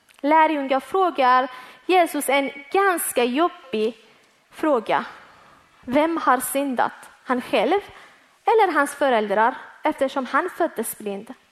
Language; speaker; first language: Swedish; early bilingual, other home language; Persian